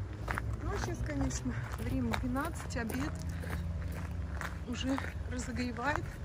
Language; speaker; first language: Russian; native; Russian